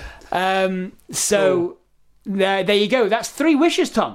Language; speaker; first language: English; native; English